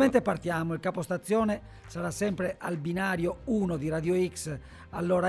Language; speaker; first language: Italian; native; Italian